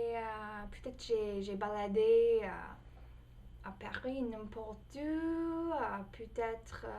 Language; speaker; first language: French; non-native, fluent; English